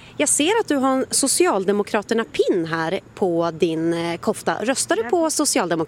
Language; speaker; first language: Swedish; native; Swedish